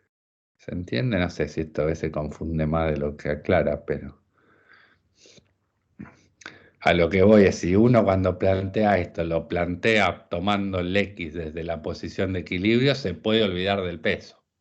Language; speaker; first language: Spanish; native; Spanish